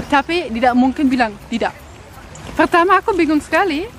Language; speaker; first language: Indonesian; non-native, fluent; German